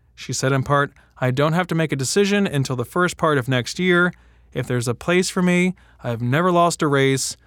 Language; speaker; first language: English; native; English